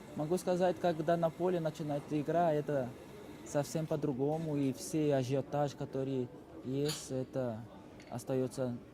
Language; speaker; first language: Russian; non-native, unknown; Portuguese